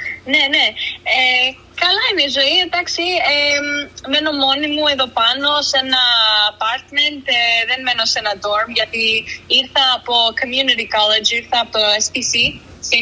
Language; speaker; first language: Greek; early bilingual, other home language; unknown